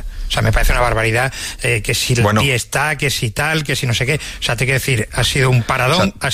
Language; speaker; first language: Spanish; native; Spanish